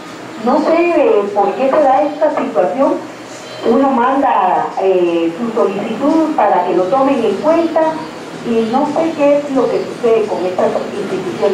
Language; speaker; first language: Spanish; native; Spanish